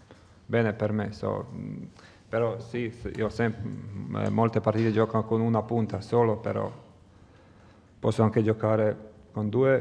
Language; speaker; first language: Italian; non-native, learner; Croatian